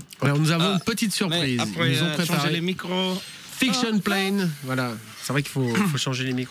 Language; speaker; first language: French; native; French